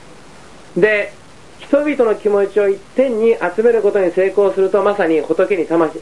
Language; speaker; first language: Japanese; native; Japanese